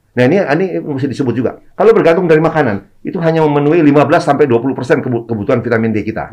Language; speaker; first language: Indonesian; native; Indonesian